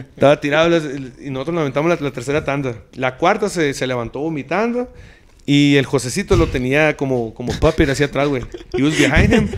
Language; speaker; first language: Spanish; native; Spanish